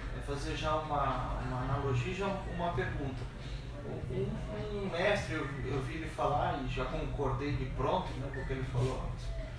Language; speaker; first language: Portuguese; native; Portuguese